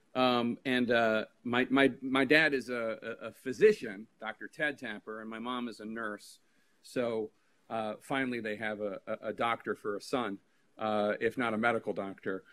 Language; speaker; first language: English; native; English